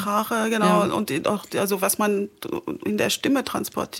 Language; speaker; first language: German; non-native, fluent; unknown